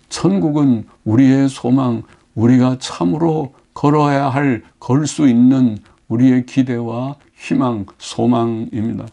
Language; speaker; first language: Korean; native; Korean